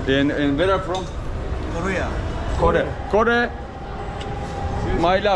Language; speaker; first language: English; non-native, learner; Turkish